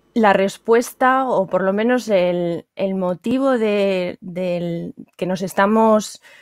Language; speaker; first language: Spanish; native; Spanish